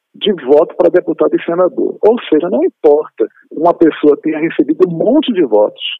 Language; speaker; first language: Portuguese; native; Portuguese